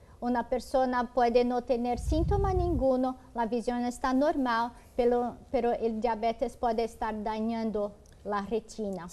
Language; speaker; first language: Spanish; non-native, learner; Portuguese